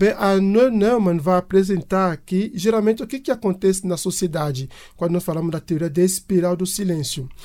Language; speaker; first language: Portuguese; non-native, fluent; French